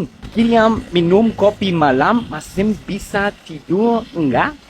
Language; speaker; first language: Indonesian; non-native, fluent; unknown